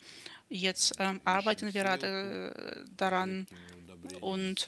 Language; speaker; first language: German; non-native, fluent; Russian